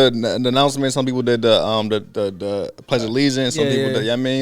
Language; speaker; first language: English; native; English